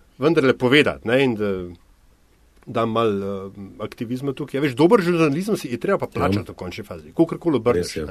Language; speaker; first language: Slovenian; native; Slovenian